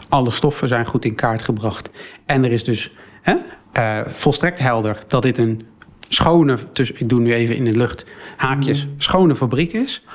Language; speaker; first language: Dutch; early bilingual, other home language; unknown